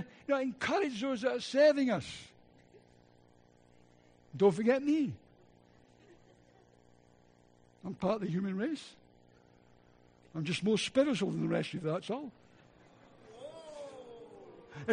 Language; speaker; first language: English; native; English